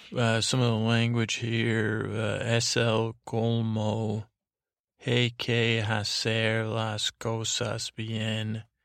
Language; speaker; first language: Spanish; non-native, learner; English